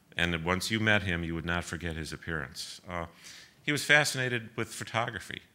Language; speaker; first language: English; native; English